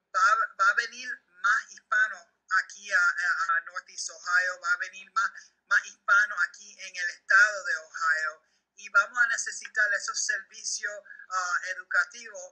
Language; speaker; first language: Spanish; early bilingual, heritage; Spanish